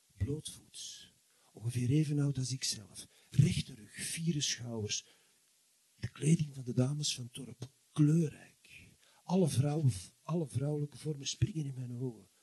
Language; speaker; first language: Dutch; native; Dutch